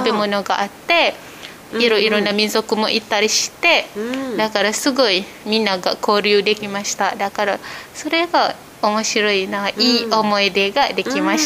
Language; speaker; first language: Japanese; non-native, fluent; Malay